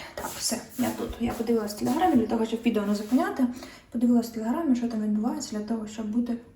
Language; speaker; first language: Ukrainian; non-native, local second language; Russian